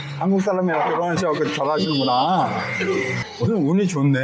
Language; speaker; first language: Korean; native; Korean